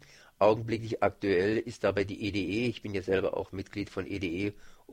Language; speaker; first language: German; native; German